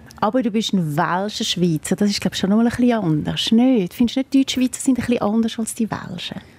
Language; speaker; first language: German; native; German